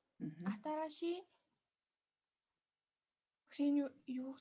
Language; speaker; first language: Mongolian; native; Mongolian